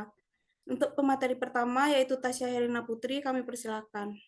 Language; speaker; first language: Indonesian; native; Indonesian